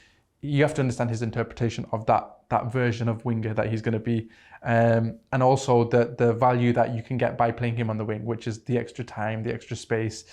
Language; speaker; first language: English; native; English